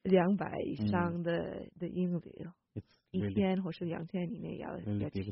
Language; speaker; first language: Chinese; non-native, fluent; English